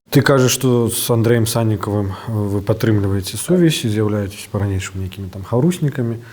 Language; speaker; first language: Belarusian; non-native, local second language; Russian